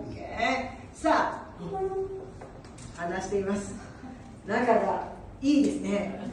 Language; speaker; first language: Japanese; non-native, learner; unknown